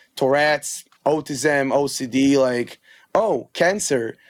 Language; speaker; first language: English; non-native, fluent; Hebrew